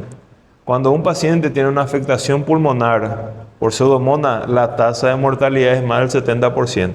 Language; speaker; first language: Spanish; non-native, fluent; Portuguese